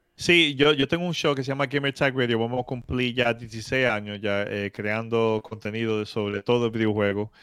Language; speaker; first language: Spanish; early bilingual, heritage; Spanish